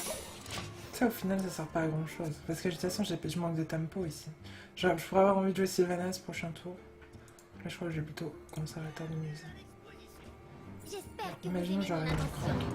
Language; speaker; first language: French; native; French